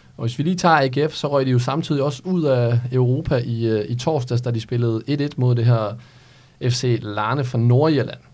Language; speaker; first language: Danish; early bilingual, other home language; Serbian